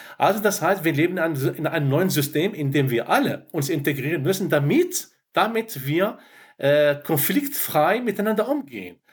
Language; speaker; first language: German; non-native, fluent; Arabic